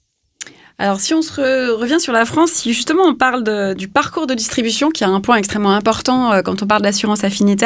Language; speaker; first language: French; native; French